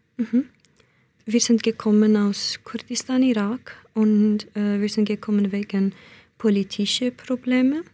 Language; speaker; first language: German; non-native, learner; Central Kurdish